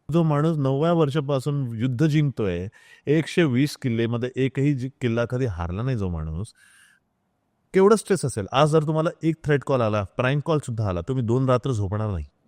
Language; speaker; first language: Marathi; non-native, local second language; Hindi